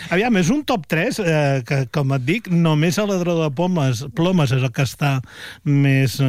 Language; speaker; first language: Catalan; native; Catalan